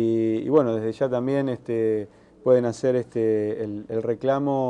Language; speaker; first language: Spanish; native; Spanish